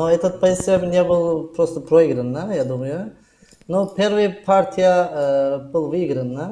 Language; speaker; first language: Russian; non-native, learner; Azerbaijani